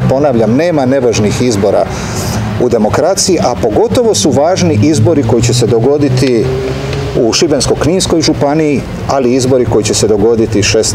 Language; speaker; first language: Serbian; native; Serbian